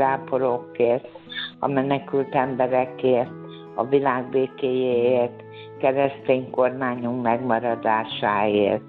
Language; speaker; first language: Hungarian; native; Hungarian